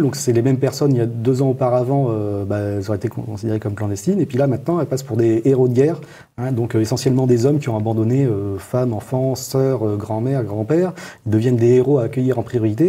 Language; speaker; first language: French; native; French